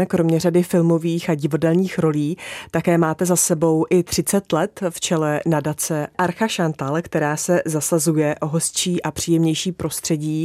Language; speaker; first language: Czech; native; Czech